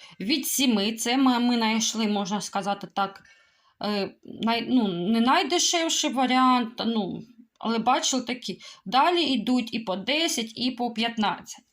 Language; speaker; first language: Ukrainian; non-native, local second language; Russian